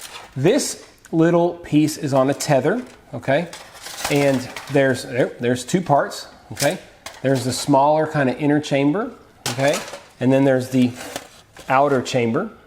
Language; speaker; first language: English; native; English